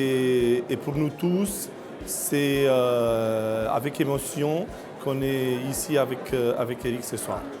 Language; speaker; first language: French; non-native, fluent; Romanian